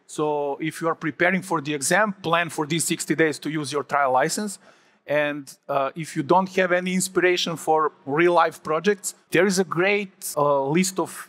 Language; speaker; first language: English; non-native, fluent; Serbian